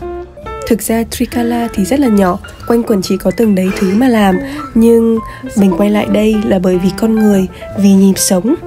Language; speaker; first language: Vietnamese; native; Vietnamese